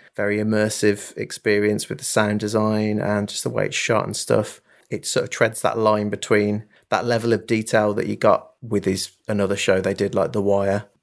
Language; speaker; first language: English; native; English